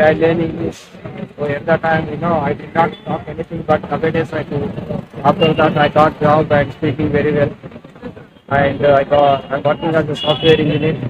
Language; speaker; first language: English; non-native, learner; Telugu